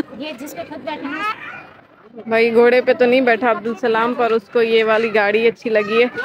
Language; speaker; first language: Urdu; native; Urdu